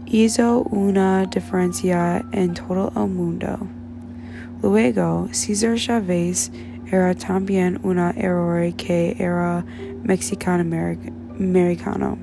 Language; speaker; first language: Spanish; non-native, learner; English